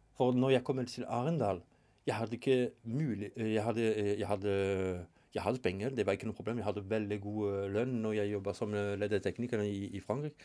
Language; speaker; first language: Norwegian; non-native, fluent; French